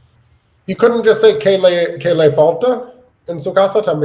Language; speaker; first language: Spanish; non-native, learner; English